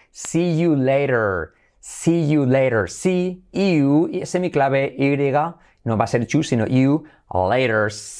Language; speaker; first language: English; non-native, fluent; Spanish